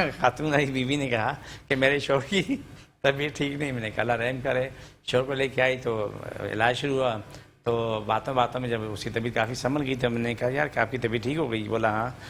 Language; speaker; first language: Urdu; non-native, local second language; Punjabi